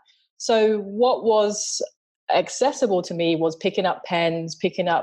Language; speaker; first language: English; native; English